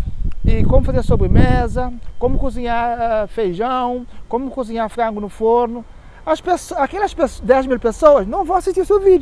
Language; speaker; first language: Portuguese; non-native, local second language; Kabuverdianu